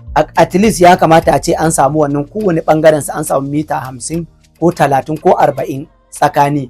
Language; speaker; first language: Hausa; non-native, local second language; Fula